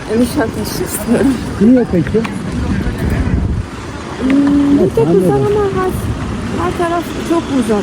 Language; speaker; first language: Turkish; non-native, learner; Persian